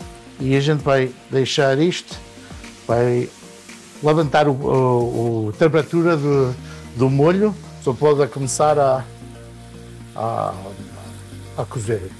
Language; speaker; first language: Portuguese; early bilingual, heritage; Portuguese